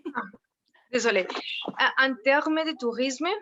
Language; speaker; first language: French; non-native, learner; Spanish